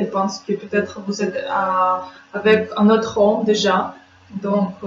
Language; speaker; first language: French; non-native, fluent; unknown